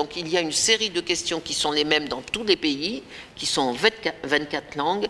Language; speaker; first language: French; native; French